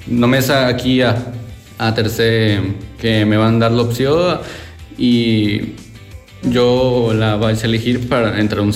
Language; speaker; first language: Catalan; non-native, learner; Spanish